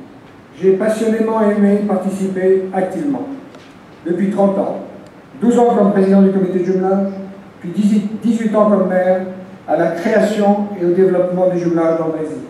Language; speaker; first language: French; native; French